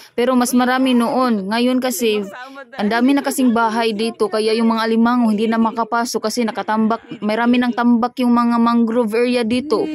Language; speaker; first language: Filipino; non-native, local second language; Cebuano